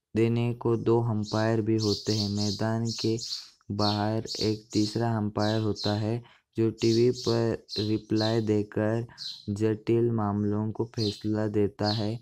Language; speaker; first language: Hindi; non-native, local second language; Marathi